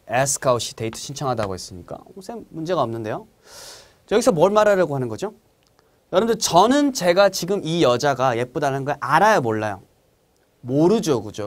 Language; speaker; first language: Korean; native; Korean